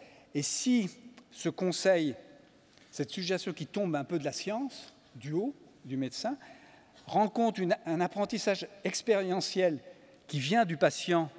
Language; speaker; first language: French; native; French